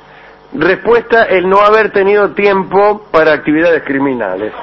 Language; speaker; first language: Spanish; native; Spanish